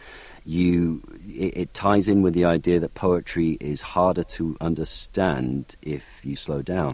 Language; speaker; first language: English; native; English